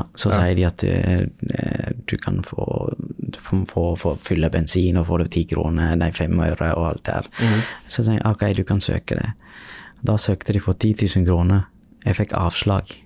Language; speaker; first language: Norwegian; early bilingual, other home language; Sinhala